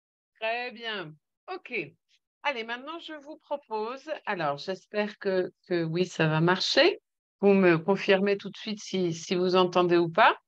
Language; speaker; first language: French; native; French